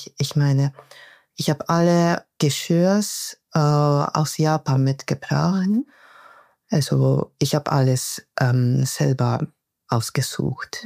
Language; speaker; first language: German; non-native, learner; Japanese